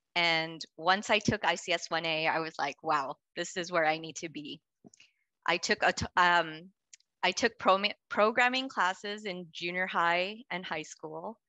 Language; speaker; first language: English; native; English